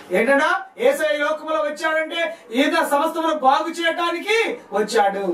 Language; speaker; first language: Telugu; non-native, local second language; Lambadi